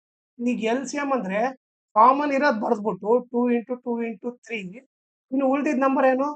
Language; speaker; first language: Kannada; native; Kannada